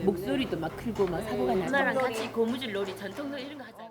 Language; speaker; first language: Korean; non-native, fluent; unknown